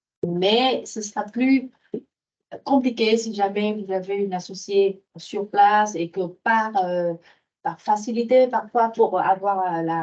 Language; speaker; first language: French; non-native, fluent; Vietnamese